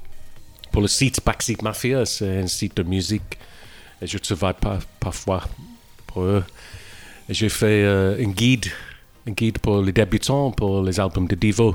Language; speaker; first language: French; non-native, learner; English